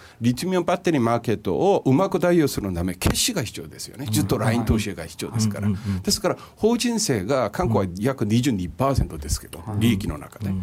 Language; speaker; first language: Japanese; non-native, fluent; Korean